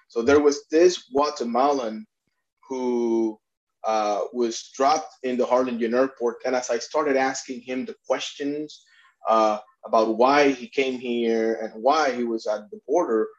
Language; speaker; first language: English; non-native, fluent; Spanish